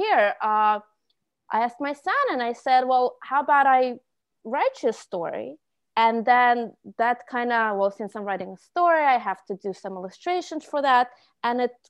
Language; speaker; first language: English; non-native, fluent; Russian